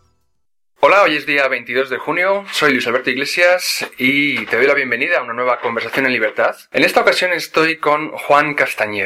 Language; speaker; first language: Spanish; native; Spanish